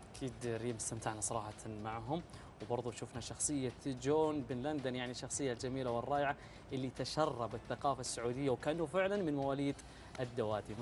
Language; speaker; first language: Arabic; native; Arabic